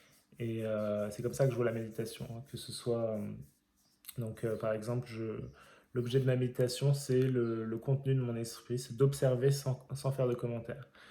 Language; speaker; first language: French; native; French